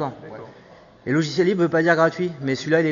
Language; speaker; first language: French; native; French